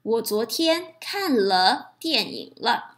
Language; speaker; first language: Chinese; non-native, fluent; English